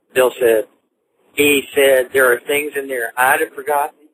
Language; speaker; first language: English; native; English